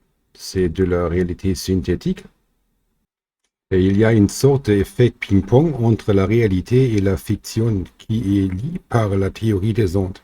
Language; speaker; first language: French; non-native, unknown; German